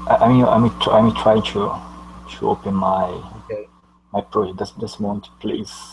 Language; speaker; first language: English; non-native, learner; Portuguese